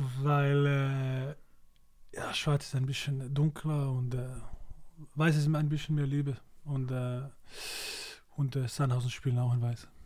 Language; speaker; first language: German; non-native, learner; Bosnian